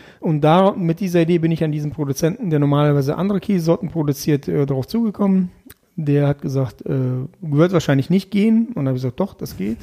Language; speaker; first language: German; early bilingual, other home language; Russian